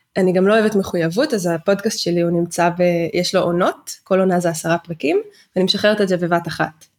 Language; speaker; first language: Hebrew; native; Hebrew